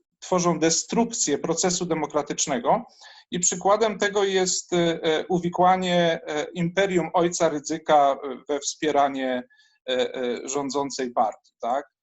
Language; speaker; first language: Polish; native; Polish